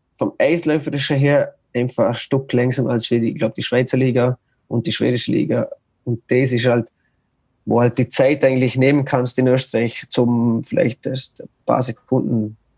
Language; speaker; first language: German; native; German